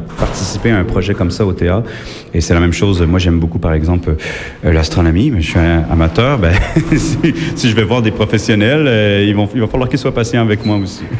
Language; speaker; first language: French; native; French